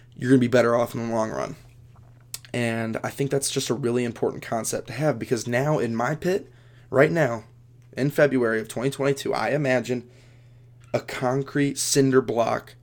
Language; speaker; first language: English; native; English